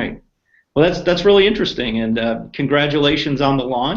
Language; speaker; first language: English; native; English